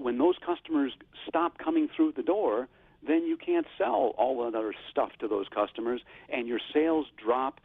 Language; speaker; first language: English; native; English